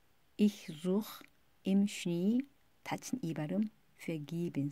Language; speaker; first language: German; non-native, fluent; Korean